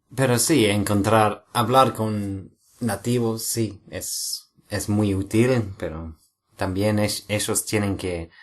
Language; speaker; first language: Spanish; non-native, fluent; English